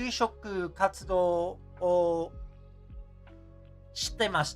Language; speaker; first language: Japanese; non-native, learner; English